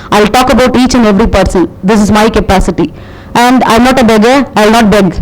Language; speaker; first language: English; non-native, local second language; Tamil